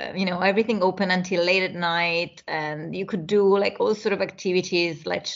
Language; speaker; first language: English; non-native, fluent; Italian